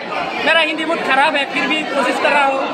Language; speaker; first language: Hindi; non-native, local second language; Assamese